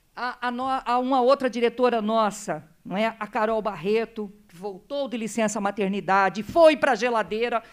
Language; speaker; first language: Portuguese; native; Portuguese